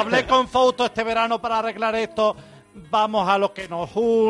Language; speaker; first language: Spanish; native; Spanish